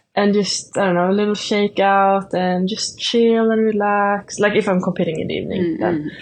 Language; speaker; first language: English; non-native, fluent; Swedish